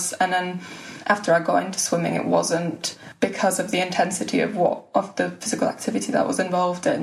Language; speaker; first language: English; early bilingual, other home language; Polish